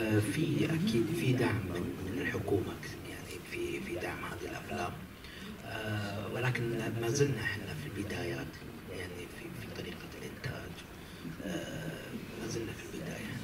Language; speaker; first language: Arabic; native; Arabic